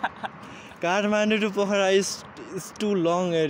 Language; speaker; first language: English; non-native, learner; Nepali